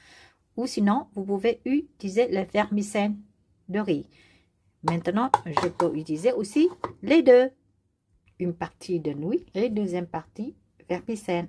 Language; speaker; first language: French; non-native, learner; Vietnamese